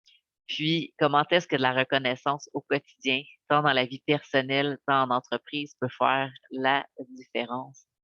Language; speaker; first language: French; native; French